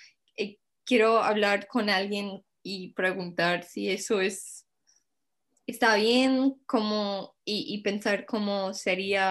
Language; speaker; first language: Spanish; non-native, fluent; English